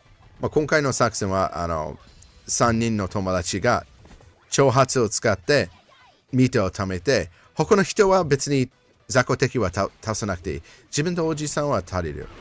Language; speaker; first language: Japanese; non-native, learner; English